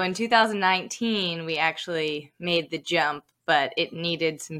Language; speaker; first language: English; native; English